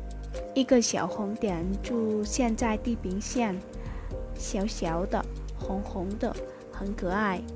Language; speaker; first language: Chinese; non-native, fluent; Vietnamese